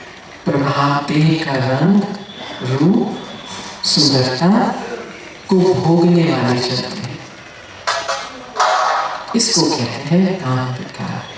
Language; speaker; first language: Hindi; native; Hindi